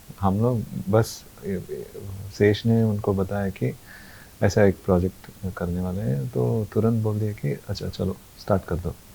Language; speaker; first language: Hindi; non-native, local second language; Telugu